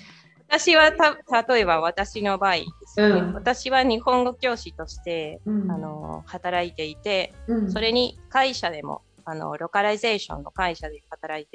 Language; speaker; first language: Japanese; non-native, fluent; Spanish